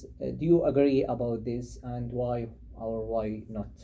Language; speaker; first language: English; non-native, learner; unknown